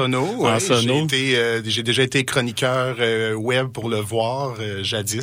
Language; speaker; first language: French; native; French